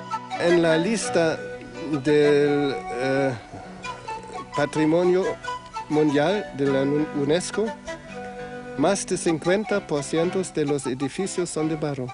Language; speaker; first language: Spanish; non-native, fluent; German